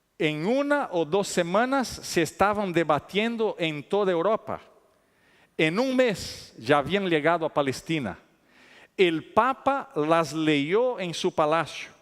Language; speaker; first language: Spanish; non-native, fluent; Italian